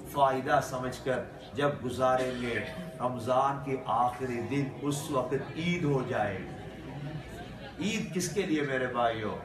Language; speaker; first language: Hindi; non-native, learner; Tamil